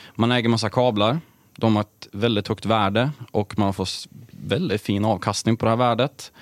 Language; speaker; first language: Swedish; native; Swedish